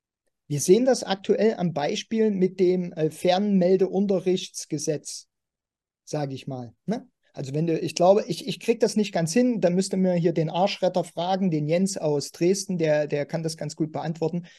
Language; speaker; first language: German; native; German